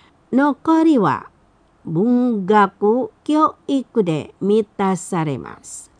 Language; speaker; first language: Japanese; non-native, fluent; Indonesian